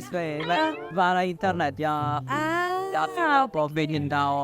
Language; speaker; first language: Swedish; non-native, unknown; Filipino